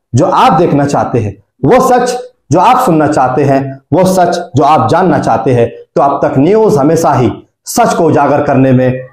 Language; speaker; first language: Hindi; non-native, local second language; Urdu